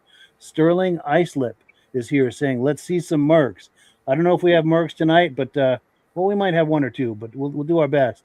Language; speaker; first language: English; native; English